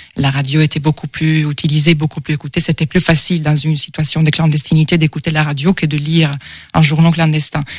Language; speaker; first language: French; non-native, fluent; Italian